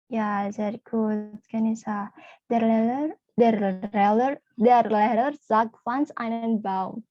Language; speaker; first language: German; non-native, fluent; Indonesian